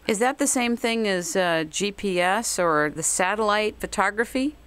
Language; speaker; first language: English; native; English